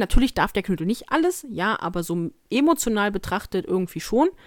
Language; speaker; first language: German; native; German